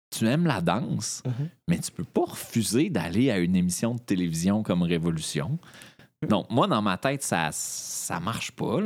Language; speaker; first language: French; native; French